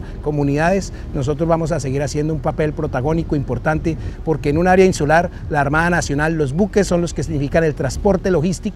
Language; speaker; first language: Spanish; native; Spanish